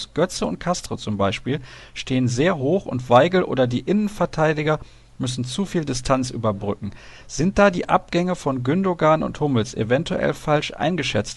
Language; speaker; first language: German; native; German